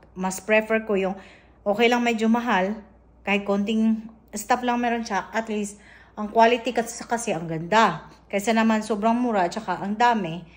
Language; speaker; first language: Filipino; native; Filipino